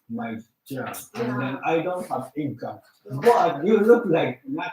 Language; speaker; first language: English; non-native, learner; Japanese